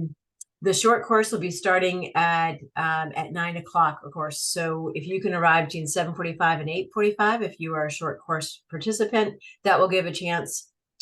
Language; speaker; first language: English; native; English